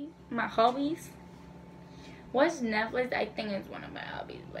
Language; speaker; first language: English; early bilingual, other home language; Spanish